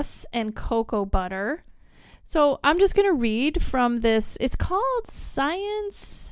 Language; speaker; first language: English; native; English